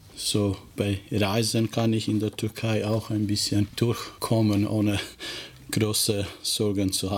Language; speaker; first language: German; non-native, fluent; Albanian